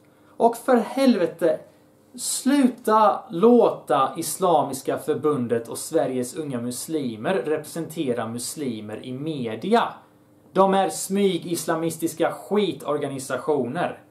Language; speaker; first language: Swedish; early bilingual, other home language; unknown